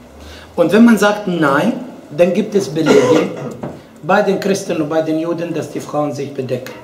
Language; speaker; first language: German; non-native, fluent; Arabic